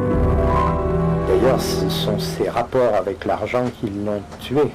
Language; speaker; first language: French; native; French